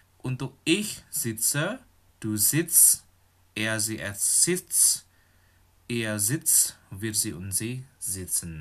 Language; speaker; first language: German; non-native, fluent; Indonesian